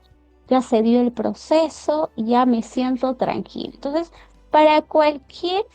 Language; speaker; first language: Spanish; native; Spanish